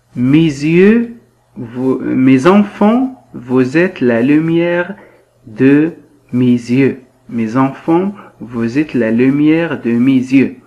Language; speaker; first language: French; non-native, local second language; Arabic